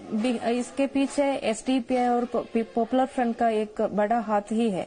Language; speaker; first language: Hindi; non-native, local second language; Malayalam